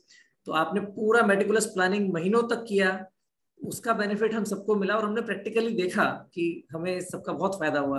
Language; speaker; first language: Hindi; native; Hindi